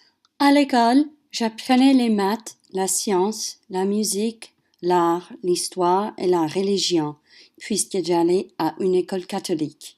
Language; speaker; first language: French; non-native, learner; English